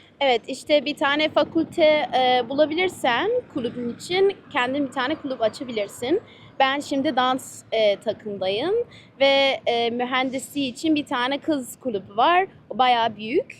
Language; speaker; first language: Turkish; early bilingual, heritage; Turkish